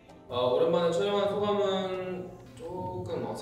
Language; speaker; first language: Korean; native; Korean